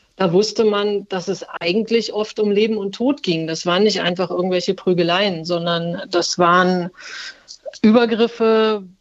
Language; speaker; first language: German; native; German